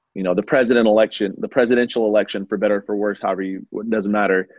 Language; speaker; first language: English; native; English